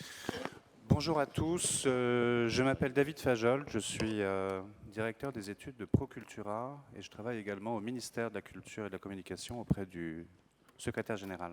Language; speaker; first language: French; native; French